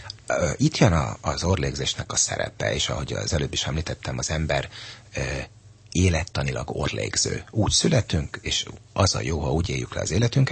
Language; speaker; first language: Hungarian; native; Hungarian